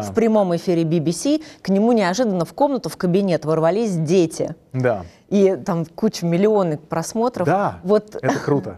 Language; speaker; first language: Russian; native; Russian